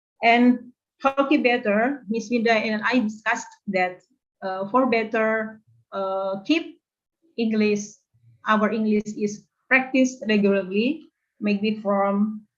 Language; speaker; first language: English; non-native, learner; Indonesian